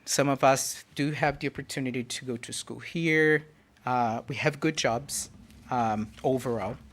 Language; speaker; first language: English; non-native, fluent; Portuguese